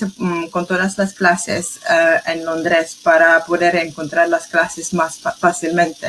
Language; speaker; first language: Spanish; non-native, fluent; English